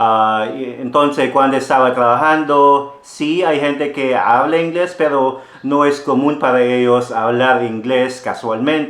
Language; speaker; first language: Spanish; non-native, fluent; Filipino